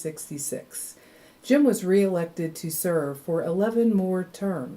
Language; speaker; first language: English; native; English